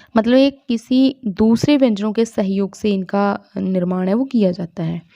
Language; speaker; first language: Hindi; non-native, local second language; Punjabi